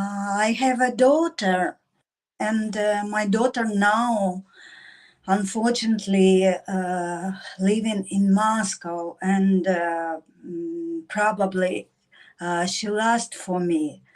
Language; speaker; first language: English; non-native, learner; Russian